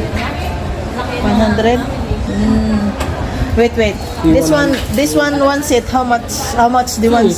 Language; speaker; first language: English; non-native, learner; Filipino